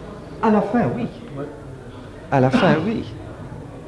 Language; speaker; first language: French; early bilingual, heritage; French